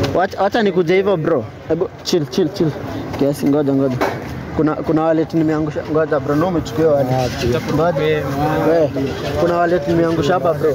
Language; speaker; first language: Swahili; native; Swahili